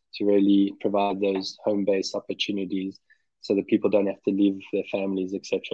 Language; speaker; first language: English; native; English